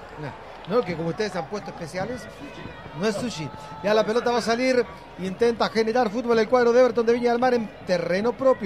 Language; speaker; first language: Spanish; native; Spanish